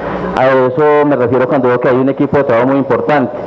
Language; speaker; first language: Spanish; native; Spanish